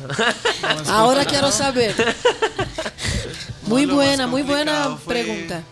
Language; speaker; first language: Spanish; non-native, fluent; Portuguese